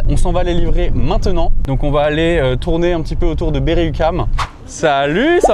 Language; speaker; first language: French; native; French